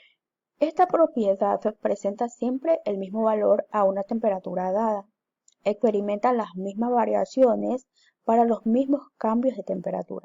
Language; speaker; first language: Spanish; native; Spanish